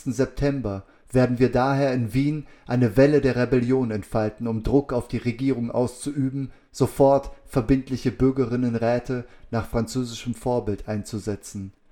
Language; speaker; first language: German; native; German